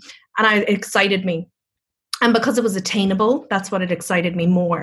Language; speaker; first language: English; native; English